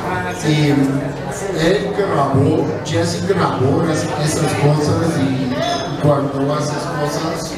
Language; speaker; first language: Spanish; non-native, fluent; English